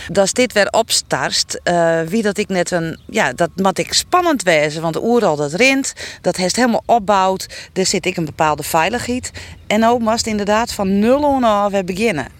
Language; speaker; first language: Dutch; non-native, local second language; Western Frisian